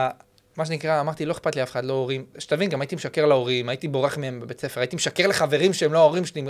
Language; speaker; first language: Hebrew; native; Hebrew